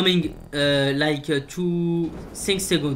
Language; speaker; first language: English; non-native, learner; French